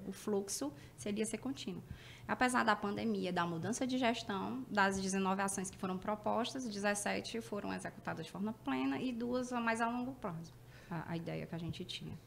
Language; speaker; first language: Portuguese; native; Portuguese